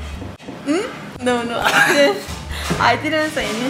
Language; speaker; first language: English; non-native, fluent; Persian